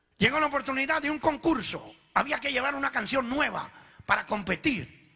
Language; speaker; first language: Spanish; early bilingual, other home language; Italian